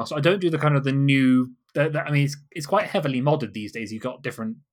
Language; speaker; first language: English; native; English